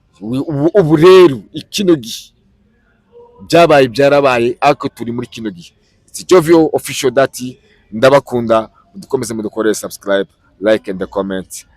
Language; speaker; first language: Kinyarwanda; native; Kinyarwanda